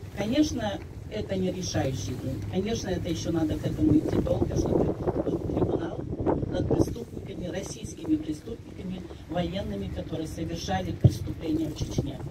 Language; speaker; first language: Russian; non-native, local second language; Chechen